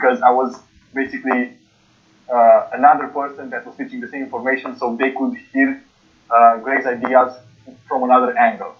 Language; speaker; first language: English; non-native, fluent; Romanian